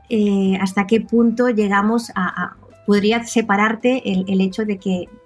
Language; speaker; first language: Spanish; non-native, local second language; Catalan